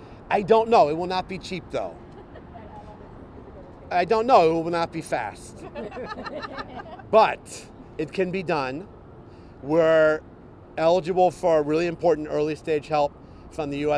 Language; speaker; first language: English; native; English